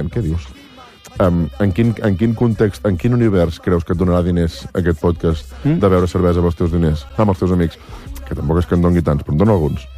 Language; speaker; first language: Catalan; native; Catalan